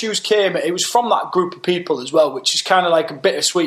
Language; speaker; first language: English; native; English